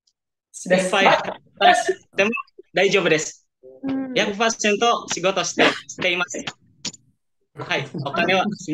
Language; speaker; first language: Japanese; non-native, learner; Indonesian